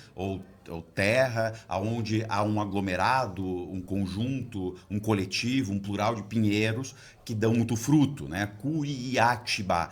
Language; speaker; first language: Portuguese; native; Portuguese